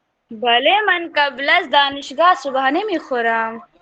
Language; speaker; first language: Persian; non-native, learner; Urdu